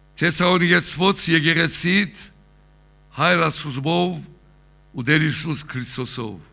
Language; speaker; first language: Armenian; early bilingual, heritage; Armenian